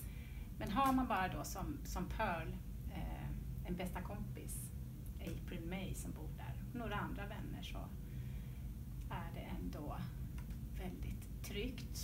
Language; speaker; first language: Swedish; native; Swedish